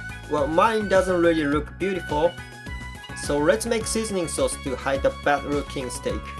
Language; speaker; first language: English; non-native, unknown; Japanese